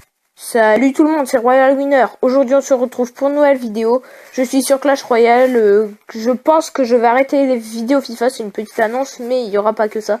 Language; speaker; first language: French; native; French